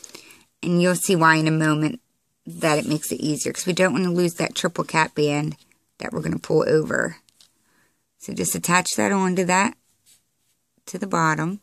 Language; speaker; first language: English; native; English